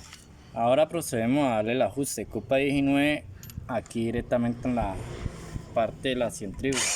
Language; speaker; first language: Spanish; native; Spanish